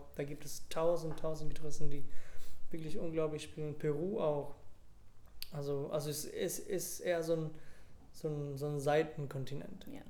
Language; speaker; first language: German; non-native, fluent; Spanish